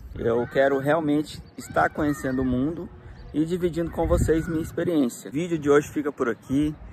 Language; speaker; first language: Portuguese; native; Portuguese